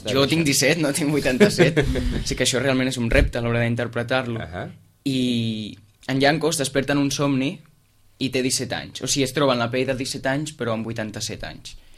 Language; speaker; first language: Catalan; native; Catalan